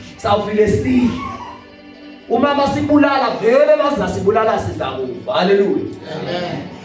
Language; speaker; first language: Zulu; non-native, local second language; Swati